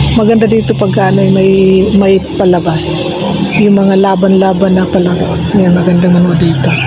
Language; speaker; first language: Filipino; native; Filipino